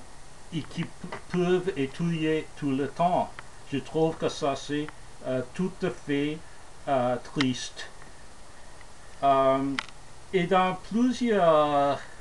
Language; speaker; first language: French; non-native, fluent; English